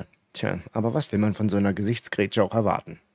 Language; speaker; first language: German; native; German